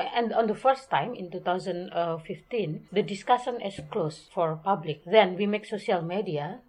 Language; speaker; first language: English; non-native, learner; Indonesian